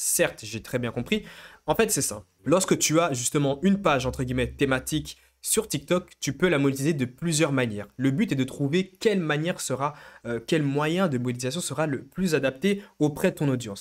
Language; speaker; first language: French; native; French